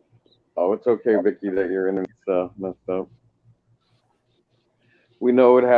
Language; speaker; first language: English; native; English